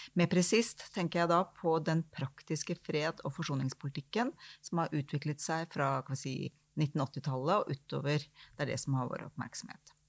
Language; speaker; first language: Norwegian; native; Norwegian